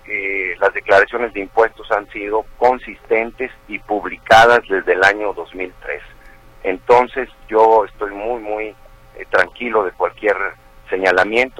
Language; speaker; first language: Spanish; native; Spanish